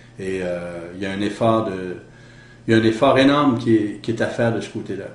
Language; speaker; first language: French; native; French